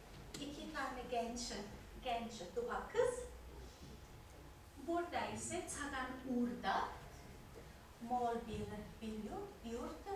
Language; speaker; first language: Turkish; non-native, fluent; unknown